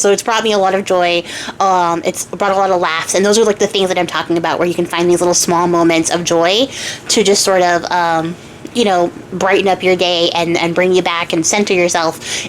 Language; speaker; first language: English; native; English